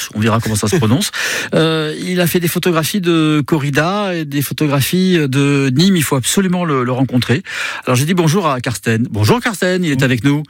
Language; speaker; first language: French; native; French